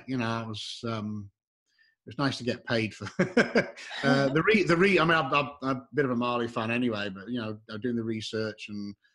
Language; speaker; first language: English; native; English